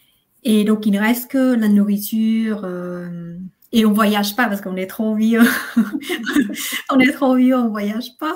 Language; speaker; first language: French; non-native, fluent; Vietnamese